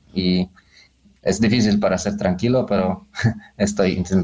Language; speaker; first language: Spanish; non-native, learner; Polish